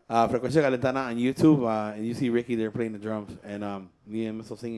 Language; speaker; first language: English; early bilingual, other home language; Spanish